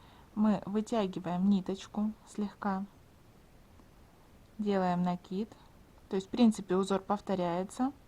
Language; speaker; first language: Russian; native; Russian